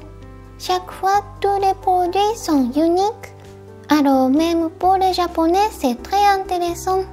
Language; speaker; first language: French; non-native, fluent; Japanese